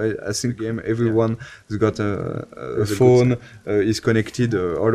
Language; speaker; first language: English; non-native, fluent; French